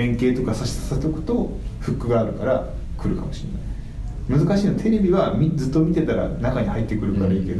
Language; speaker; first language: Japanese; native; Japanese